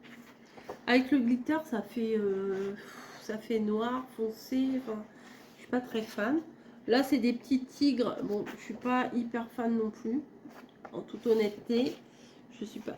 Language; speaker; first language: French; native; French